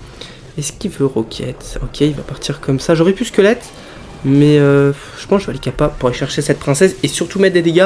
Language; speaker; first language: French; native; French